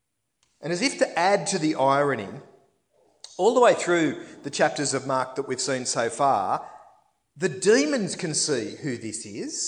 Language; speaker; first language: English; native; English